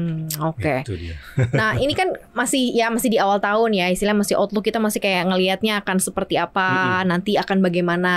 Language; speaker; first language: Indonesian; native; Indonesian